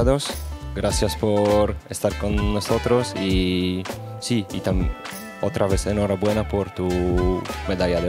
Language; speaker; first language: Spanish; non-native, learner; Polish